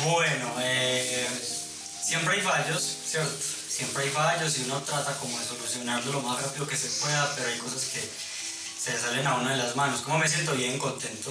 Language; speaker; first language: Spanish; native; Spanish